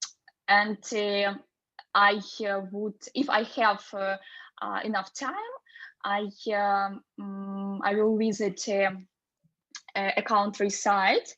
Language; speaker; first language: English; non-native, fluent; Russian